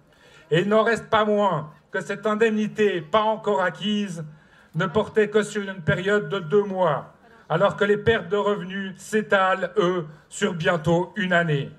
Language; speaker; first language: French; native; French